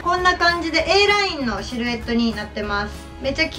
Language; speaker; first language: Japanese; native; Japanese